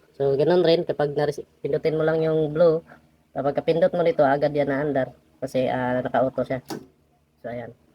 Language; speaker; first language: Filipino; non-native, local second language; Cebuano